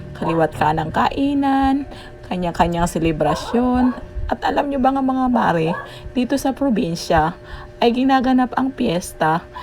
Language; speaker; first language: Filipino; non-native, local second language; Bikol